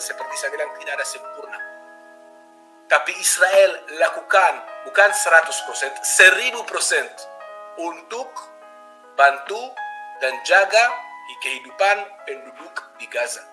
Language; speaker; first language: Indonesian; non-native, fluent; Hebrew